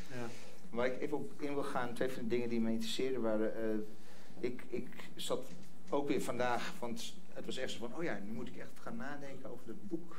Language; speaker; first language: Dutch; non-native, fluent; English